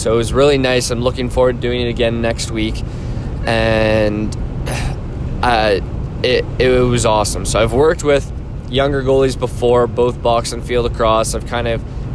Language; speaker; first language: English; native; English